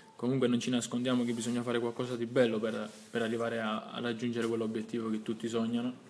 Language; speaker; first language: Italian; native; Italian